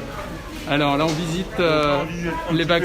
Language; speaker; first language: French; native; French